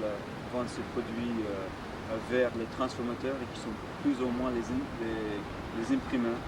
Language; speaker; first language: French; native; French